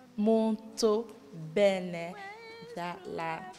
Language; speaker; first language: Italian; non-native, learner; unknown